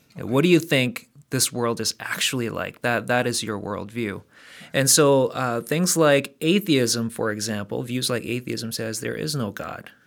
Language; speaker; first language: English; early bilingual, other home language; Korean